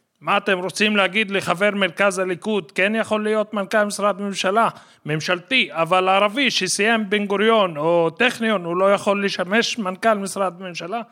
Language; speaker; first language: Hebrew; non-native, local second language; Arabic